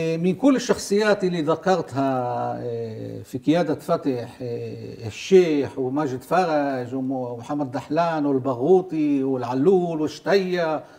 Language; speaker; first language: Arabic; non-native, local second language; Hebrew